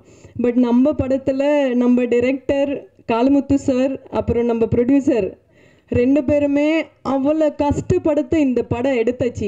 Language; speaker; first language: Tamil; non-native, fluent; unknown